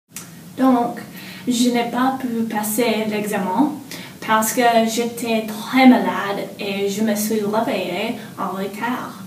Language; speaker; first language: French; non-native, learner; English